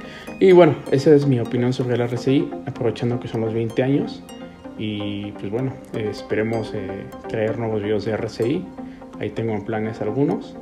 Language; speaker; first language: Spanish; native; Spanish